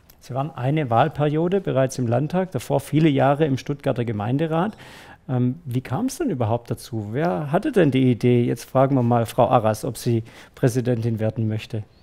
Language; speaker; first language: German; native; German